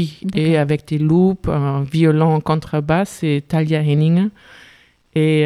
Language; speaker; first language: French; non-native, fluent; German